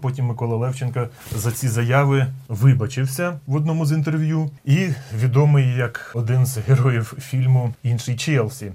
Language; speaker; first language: Ukrainian; native; Ukrainian